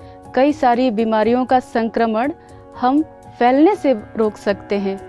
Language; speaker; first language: Hindi; native; Hindi